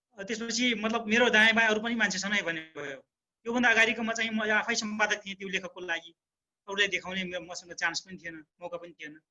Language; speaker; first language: Nepali; non-native, local second language; Rana Tharu